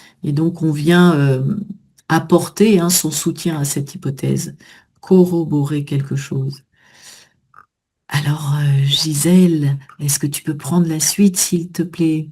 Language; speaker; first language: French; native; French